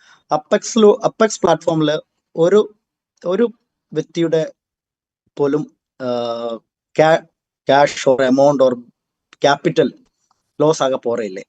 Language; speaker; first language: Tamil; non-native, learner; Malayalam